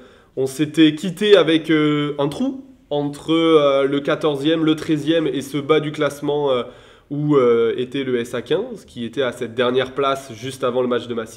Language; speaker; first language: French; native; French